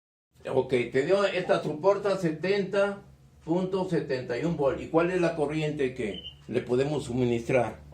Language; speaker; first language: Spanish; native; Spanish